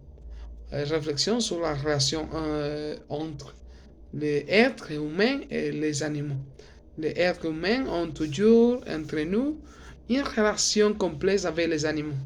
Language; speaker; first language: French; non-native, learner; Spanish